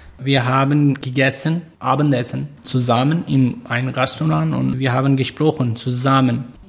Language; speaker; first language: German; non-native, learner; Pashto